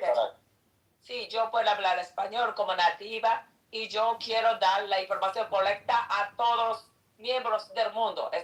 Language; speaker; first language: Spanish; early bilingual, heritage; Spanish